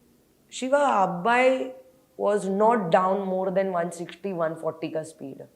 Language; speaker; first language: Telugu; non-native, local second language; Hindi